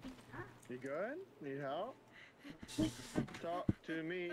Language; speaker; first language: English; native; English